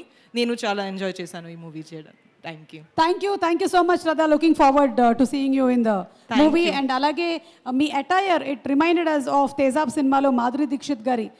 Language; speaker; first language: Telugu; non-native, learner; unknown